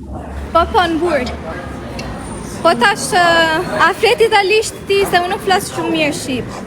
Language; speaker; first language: Albanian; early bilingual, heritage; Albanian